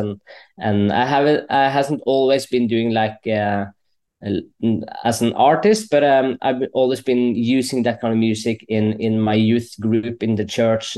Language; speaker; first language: English; non-native, fluent; Norwegian